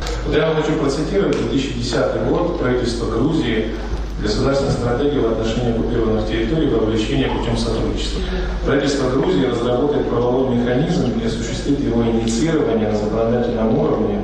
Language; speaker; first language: Russian; native; Russian